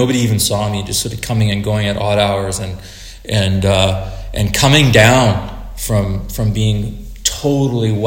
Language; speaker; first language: English; native; English